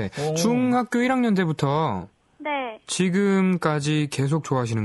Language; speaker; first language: Korean; native; Korean